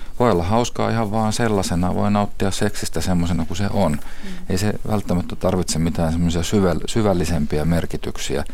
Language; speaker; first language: Finnish; native; Finnish